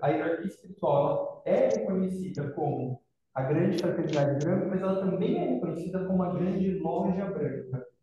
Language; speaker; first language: Portuguese; native; Portuguese